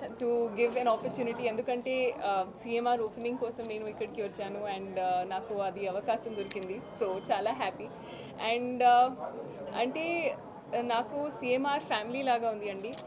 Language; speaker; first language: Telugu; non-native, learner; Hindi